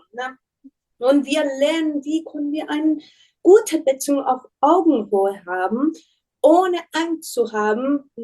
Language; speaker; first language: German; non-native, learner; Persian